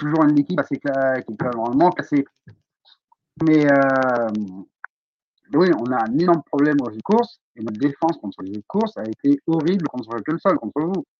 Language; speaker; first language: French; native; French